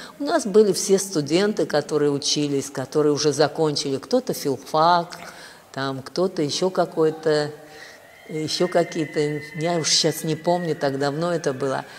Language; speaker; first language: Russian; native; Russian